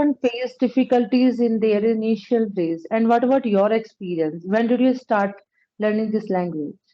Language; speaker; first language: English; non-native, local second language; Punjabi